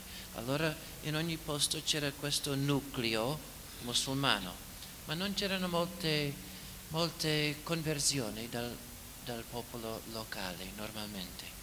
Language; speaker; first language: Italian; non-native, fluent; English